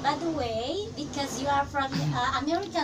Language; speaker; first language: English; non-native, learner; Indonesian